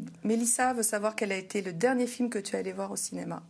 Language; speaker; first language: French; native; French